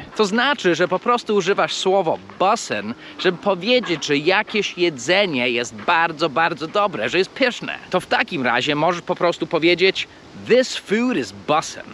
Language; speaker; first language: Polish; non-native, fluent; English